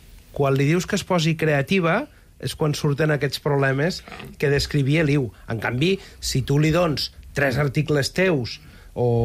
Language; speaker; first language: Catalan; native; Catalan